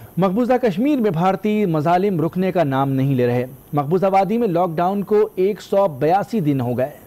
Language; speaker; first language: Urdu; native; Urdu